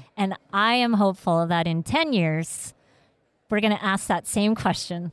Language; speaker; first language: English; early bilingual, other home language; Vietnamese